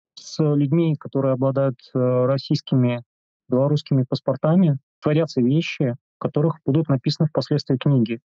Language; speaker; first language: Russian; native; Russian